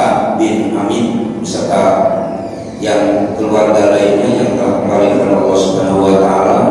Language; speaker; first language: Indonesian; native; Indonesian